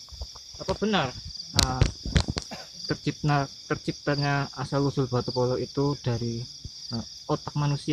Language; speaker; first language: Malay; non-native, local second language; Javanese